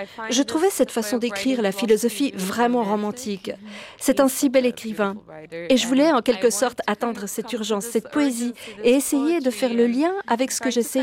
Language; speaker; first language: French; non-native, fluent; Turkish